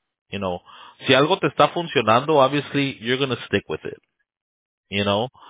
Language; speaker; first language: English; early bilingual, other home language; Spanish